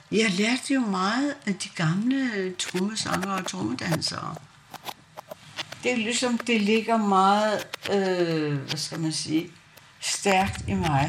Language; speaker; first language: Danish; non-native, local second language; Kalaallisut